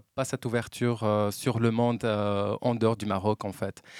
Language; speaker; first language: French; non-native, local second language; Arabic